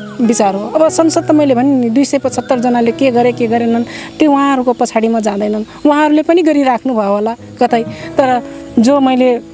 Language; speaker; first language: Nepali; non-native, local second language; Dangaura Tharu